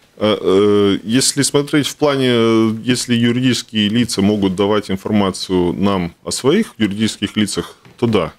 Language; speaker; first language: Russian; non-native, local second language; Latvian